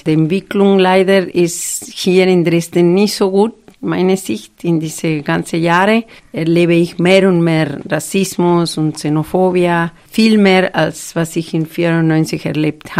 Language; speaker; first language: German; non-native, fluent; Spanish